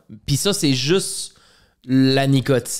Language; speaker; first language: French; native; French